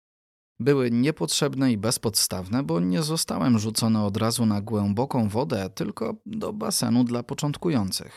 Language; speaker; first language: Polish; native; Polish